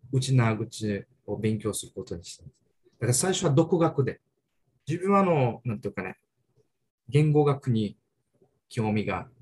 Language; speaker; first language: Japanese; early bilingual, heritage; Japanese